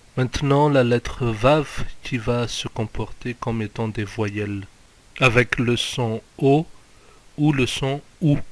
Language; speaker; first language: French; native; French